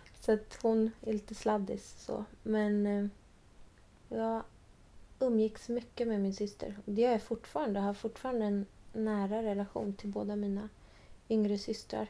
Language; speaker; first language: Swedish; native; Swedish